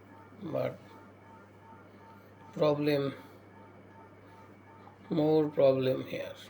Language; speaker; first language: English; non-native, learner; Bangla